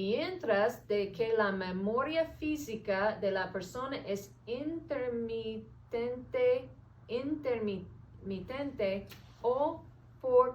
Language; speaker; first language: Spanish; non-native, learner; English